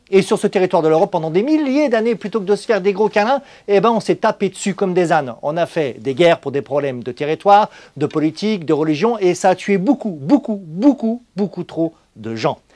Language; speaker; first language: French; native; French